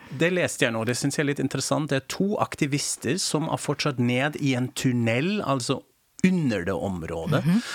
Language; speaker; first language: Norwegian; non-native, fluent; German